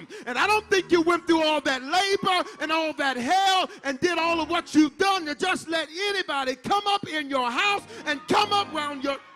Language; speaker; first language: English; native; English